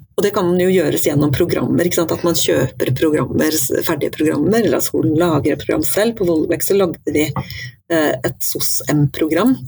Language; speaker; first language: Norwegian; native; Norwegian